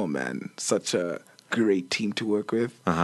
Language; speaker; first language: English; non-native, local second language; Xhosa